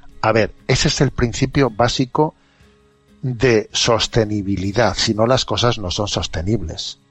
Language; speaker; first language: Spanish; native; Spanish